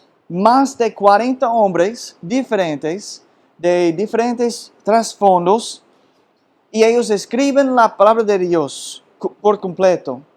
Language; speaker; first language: Spanish; non-native, fluent; English